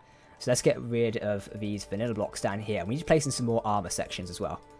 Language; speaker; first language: English; native; English